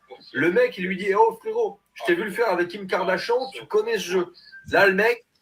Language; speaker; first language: French; native; French